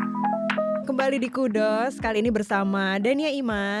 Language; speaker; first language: Indonesian; native; Indonesian